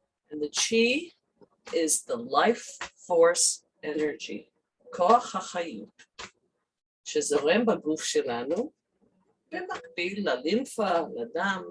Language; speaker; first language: Hebrew; non-native, fluent; English